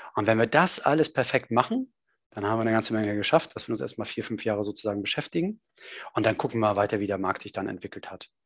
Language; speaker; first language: German; native; German